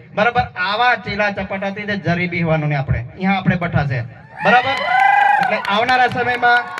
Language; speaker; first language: Gujarati; non-native, local second language; Rathawi